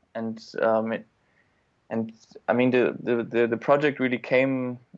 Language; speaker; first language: English; non-native, fluent; German